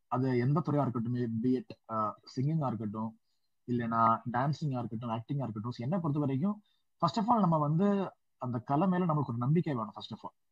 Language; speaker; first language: Tamil; non-native, local second language; Malayalam